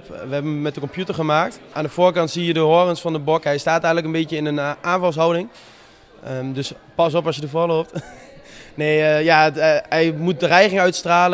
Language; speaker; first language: Dutch; native; Dutch